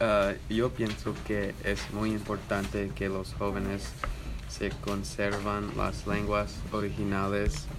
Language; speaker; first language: Spanish; non-native, learner; English